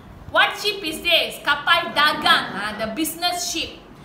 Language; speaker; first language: English; non-native, local second language; Tamil